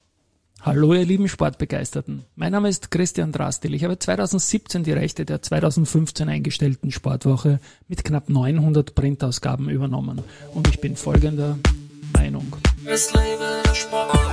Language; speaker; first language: German; native; German